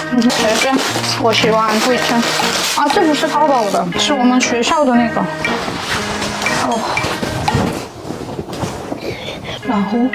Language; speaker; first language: Chinese; non-native, learner; Korean